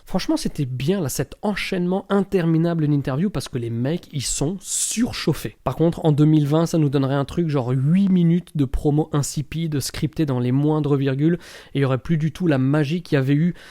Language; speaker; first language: French; native; French